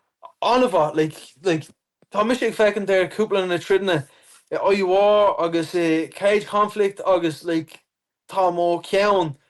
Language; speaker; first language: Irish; non-native, local second language; English